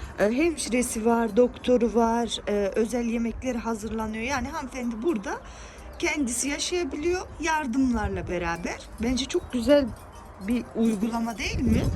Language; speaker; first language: Turkish; native; Turkish